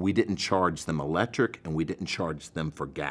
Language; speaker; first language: English; native; English